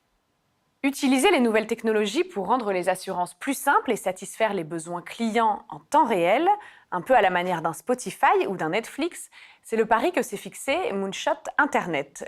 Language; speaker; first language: French; native; French